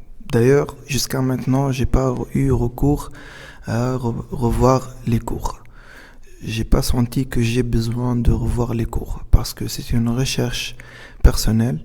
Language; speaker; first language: French; non-native, local second language; Arabic